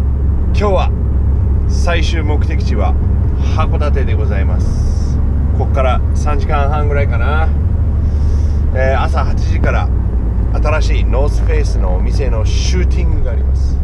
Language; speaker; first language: Japanese; non-native, fluent; English